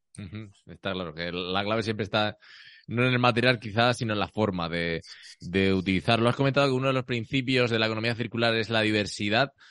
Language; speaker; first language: Spanish; native; Spanish